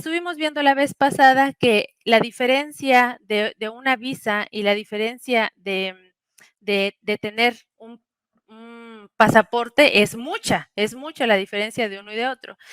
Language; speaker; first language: Spanish; native; Spanish